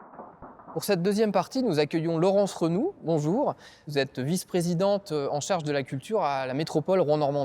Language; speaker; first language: French; native; French